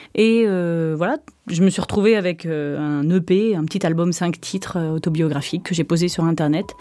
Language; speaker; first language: French; native; French